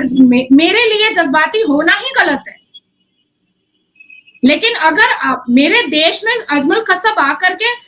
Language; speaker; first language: Hindi; native; Hindi